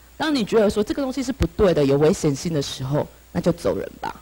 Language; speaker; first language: Chinese; native; Chinese